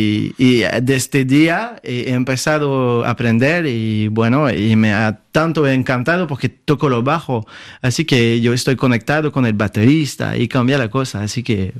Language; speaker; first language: Spanish; non-native, fluent; French